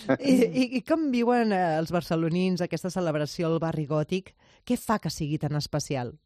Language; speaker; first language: Catalan; non-native, local second language; Spanish